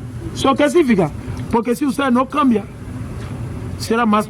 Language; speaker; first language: Spanish; non-native, learner; English